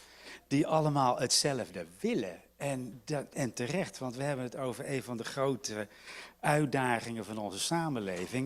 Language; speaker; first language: Dutch; native; Dutch